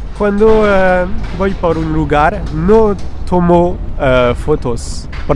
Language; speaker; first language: Spanish; non-native, fluent; French